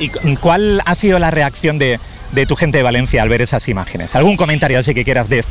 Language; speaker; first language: Spanish; native; Spanish